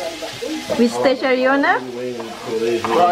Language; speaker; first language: English; non-native, fluent; Indonesian